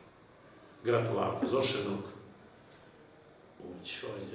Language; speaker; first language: Hungarian; non-native, fluent; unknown